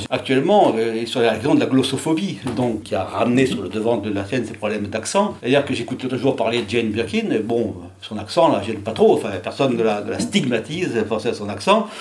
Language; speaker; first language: French; native; French